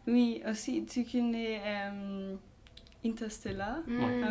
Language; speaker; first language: French; non-native, learner; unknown